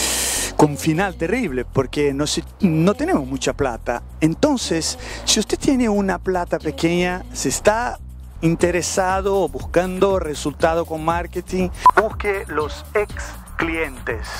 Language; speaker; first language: Spanish; non-native, fluent; Portuguese